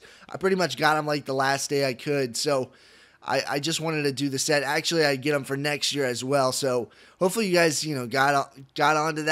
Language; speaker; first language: English; native; English